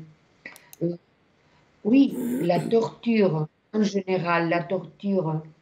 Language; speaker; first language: French; non-native, fluent; Spanish